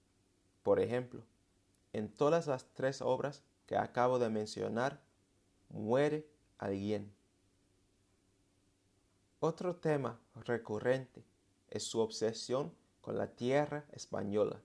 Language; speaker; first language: Spanish; non-native, fluent; English